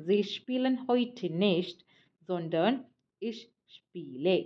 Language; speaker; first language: German; non-native, learner; Malayalam